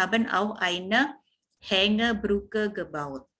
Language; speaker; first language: German; non-native, fluent; Indonesian